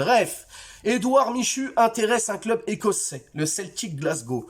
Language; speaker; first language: French; native; French